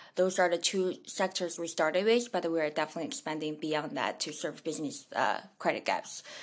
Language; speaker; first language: English; non-native, fluent; Chinese